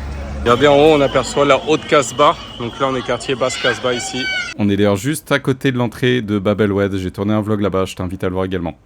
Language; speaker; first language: French; native; French